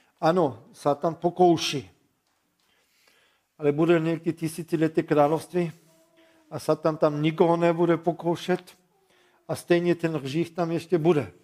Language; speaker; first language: Czech; non-native, fluent; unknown